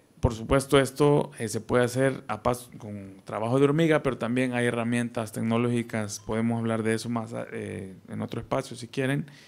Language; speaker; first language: Spanish; native; Spanish